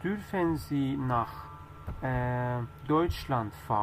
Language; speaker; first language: German; non-native, fluent; Persian